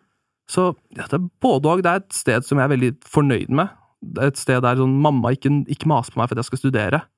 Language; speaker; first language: Norwegian; native; Norwegian